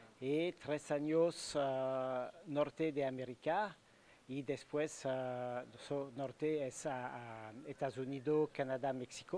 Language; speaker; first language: Spanish; non-native, learner; French